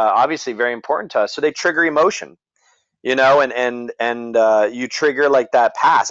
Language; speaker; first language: English; native; English